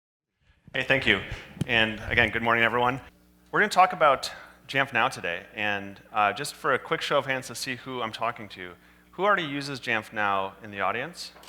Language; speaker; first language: English; native; English